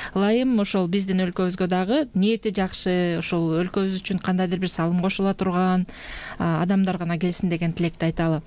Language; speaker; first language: Kyrgyz; native; Kyrgyz